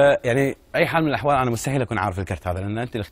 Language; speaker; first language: Arabic; native; Arabic